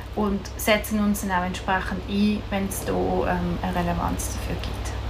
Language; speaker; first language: German; native; German